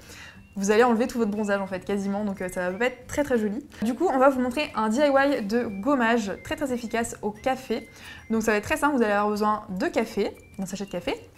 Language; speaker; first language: French; native; French